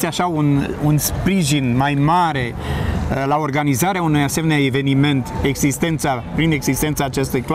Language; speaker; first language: Romanian; native; Romanian